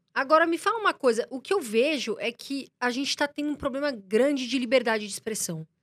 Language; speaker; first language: Portuguese; native; Portuguese